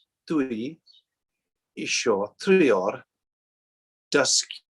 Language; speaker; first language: Welsh; non-native, learner; English